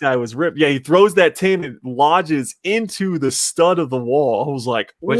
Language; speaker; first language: English; native; English